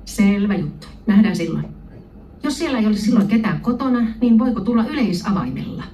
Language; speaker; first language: Finnish; native; Finnish